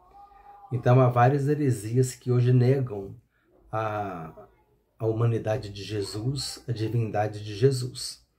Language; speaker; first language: Portuguese; native; Portuguese